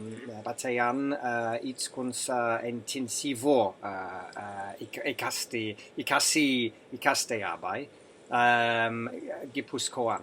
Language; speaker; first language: Basque; non-native, learner; English